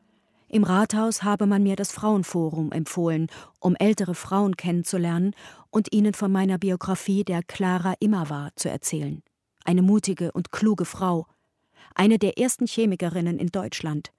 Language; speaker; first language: German; native; German